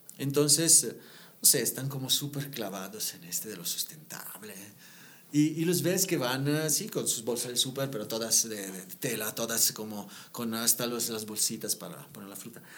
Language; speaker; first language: Spanish; non-native, fluent; Italian